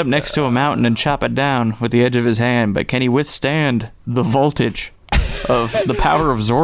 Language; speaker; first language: English; native; English